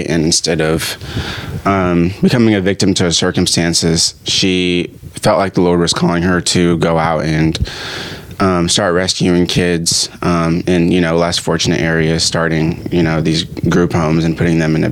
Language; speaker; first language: English; early bilingual, other home language; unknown